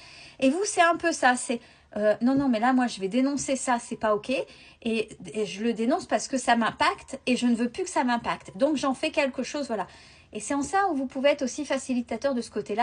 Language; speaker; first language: French; native; French